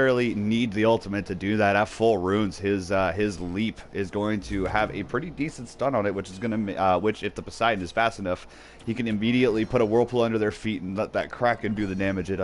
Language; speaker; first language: English; native; English